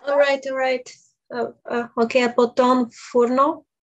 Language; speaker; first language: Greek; non-native, learner; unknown